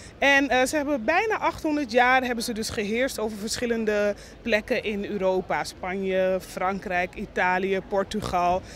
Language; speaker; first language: Dutch; non-native, local second language; Papiamento